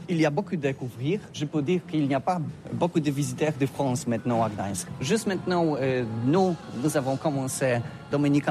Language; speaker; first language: French; non-native, learner; Polish